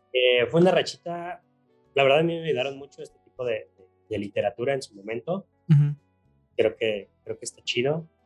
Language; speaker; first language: Spanish; native; Spanish